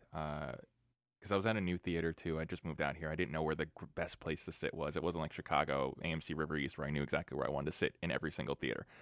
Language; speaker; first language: English; native; English